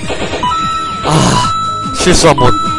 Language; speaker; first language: Korean; native; Korean